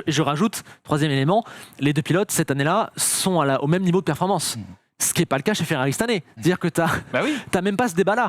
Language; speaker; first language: French; native; French